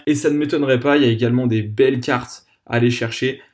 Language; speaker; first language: French; native; French